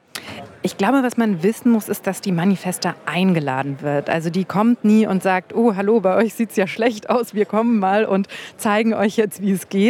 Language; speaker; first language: German; native; German